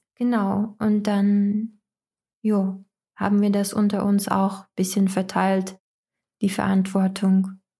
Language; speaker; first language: German; non-native, fluent; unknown